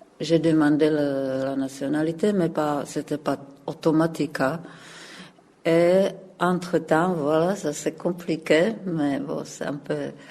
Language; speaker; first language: French; non-native, fluent; Czech